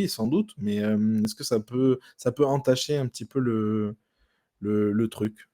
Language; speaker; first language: French; native; French